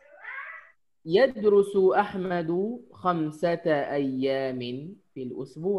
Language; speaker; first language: Arabic; non-native, fluent; Indonesian